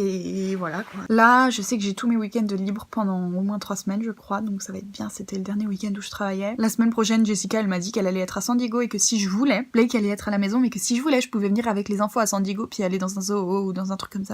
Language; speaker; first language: French; native; French